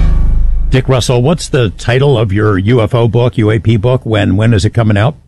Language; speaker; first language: English; native; English